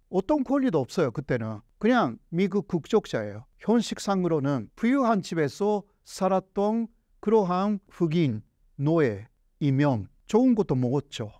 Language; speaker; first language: Korean; non-native, fluent; Japanese